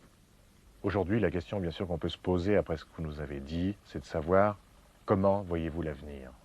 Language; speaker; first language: French; native; French